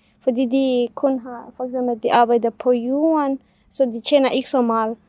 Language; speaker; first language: Danish; non-native, fluent; Kurdish